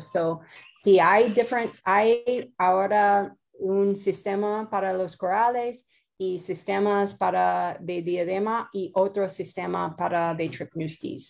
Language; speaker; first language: Spanish; non-native, learner; English